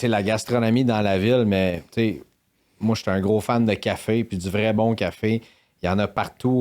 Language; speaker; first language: French; native; French